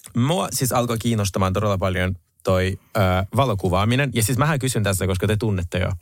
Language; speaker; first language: Finnish; non-native, fluent; Russian